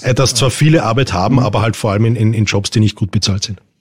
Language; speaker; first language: German; native; German